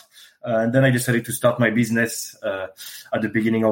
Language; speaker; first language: English; non-native, fluent; French